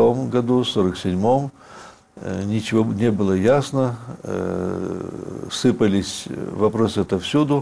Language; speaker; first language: Russian; early bilingual, heritage; Russian